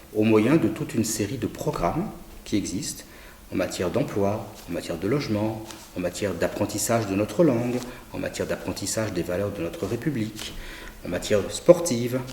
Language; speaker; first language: French; native; French